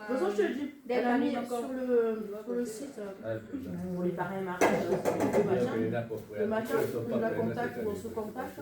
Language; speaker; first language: French; native; French